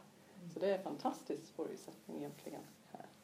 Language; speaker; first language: Swedish; non-native, fluent; English